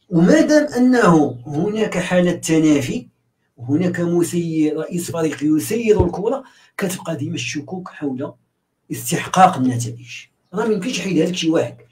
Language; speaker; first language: Arabic; native; Arabic